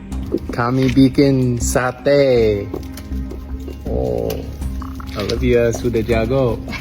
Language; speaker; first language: Indonesian; non-native, learner; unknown